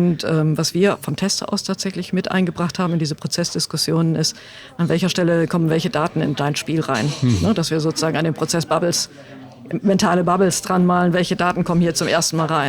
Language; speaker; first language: German; native; German